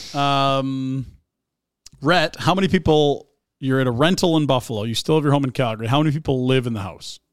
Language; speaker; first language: English; native; English